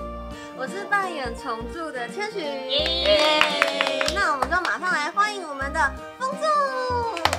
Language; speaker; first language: Chinese; native; Chinese